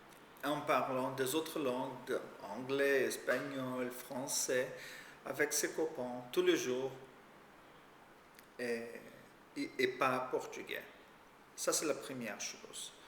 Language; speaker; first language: French; non-native, fluent; Portuguese